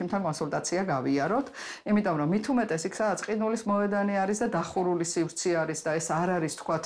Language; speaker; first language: Georgian; native; Georgian